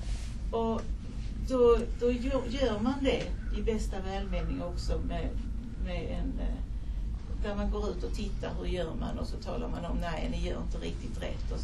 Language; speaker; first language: Swedish; native; Swedish